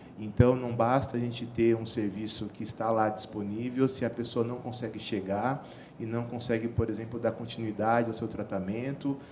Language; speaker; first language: Portuguese; native; Portuguese